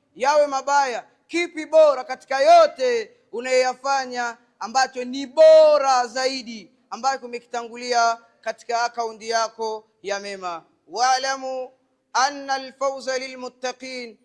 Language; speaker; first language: Swahili; non-native, local second language; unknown